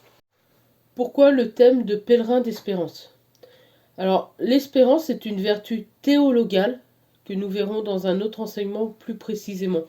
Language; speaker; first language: French; native; French